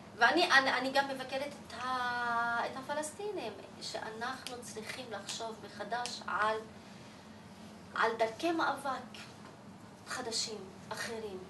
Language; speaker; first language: Hebrew; non-native, local second language; Arabic